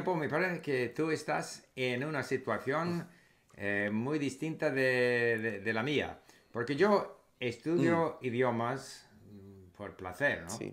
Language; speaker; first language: Spanish; non-native, fluent; English